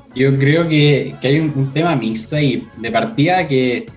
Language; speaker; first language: Spanish; native; Spanish